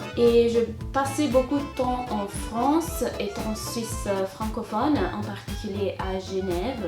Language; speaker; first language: French; non-native, fluent; Italian